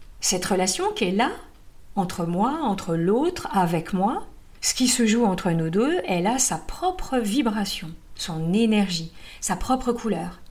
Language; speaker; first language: French; native; French